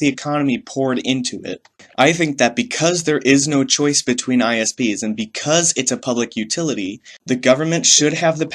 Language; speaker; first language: English; native; English